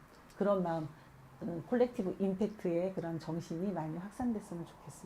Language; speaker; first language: Korean; native; Korean